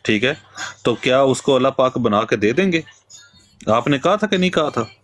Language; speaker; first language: Hindi; non-native, local second language; Punjabi